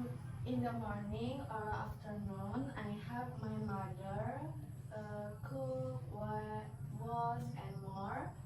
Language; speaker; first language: English; non-native, learner; Indonesian